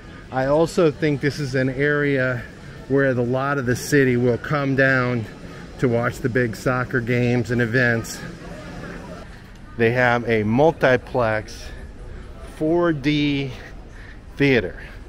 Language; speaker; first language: English; native; English